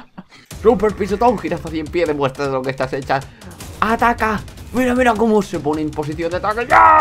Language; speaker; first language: Spanish; native; Spanish